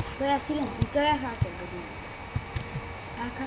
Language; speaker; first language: Bulgarian; native; Bulgarian